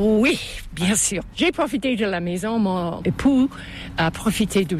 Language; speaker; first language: French; non-native, fluent; English